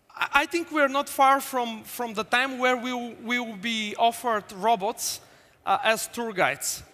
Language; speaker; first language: English; non-native, fluent; Bulgarian